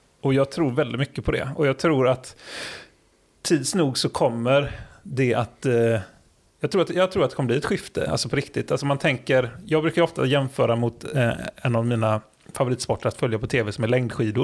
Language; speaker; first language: Swedish; native; Swedish